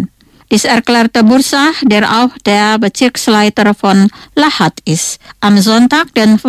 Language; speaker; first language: German; non-native, fluent; Indonesian